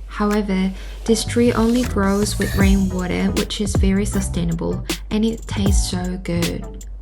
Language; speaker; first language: English; non-native, fluent; Korean